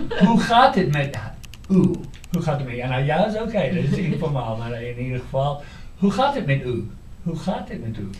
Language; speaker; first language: Dutch; non-native, fluent; English